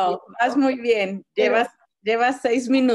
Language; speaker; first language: Spanish; native; Spanish